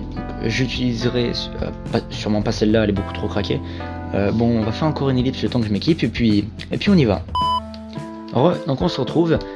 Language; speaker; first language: French; native; French